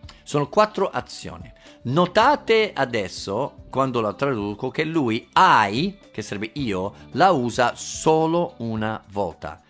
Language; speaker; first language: Italian; non-native, fluent; English